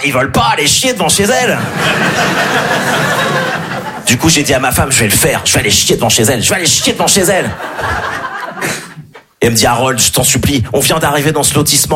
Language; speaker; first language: French; native; French